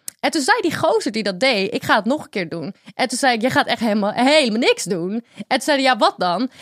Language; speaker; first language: Dutch; native; Dutch